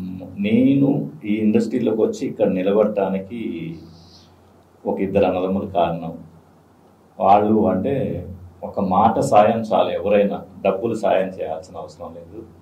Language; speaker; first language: Telugu; native; Telugu